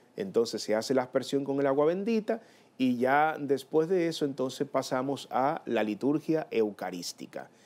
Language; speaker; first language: Spanish; native; Spanish